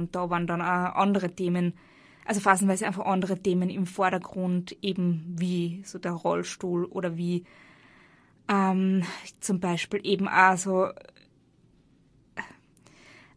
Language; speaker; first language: German; native; German